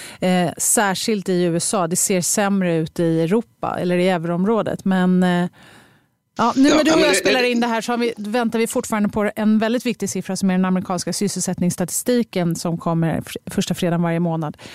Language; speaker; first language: Swedish; native; Swedish